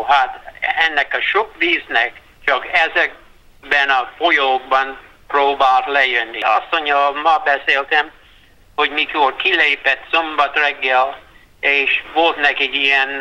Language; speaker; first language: Hungarian; early bilingual, heritage; Hungarian